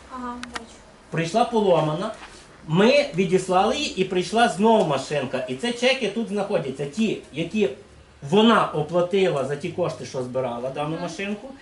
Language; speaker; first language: Ukrainian; native; Ukrainian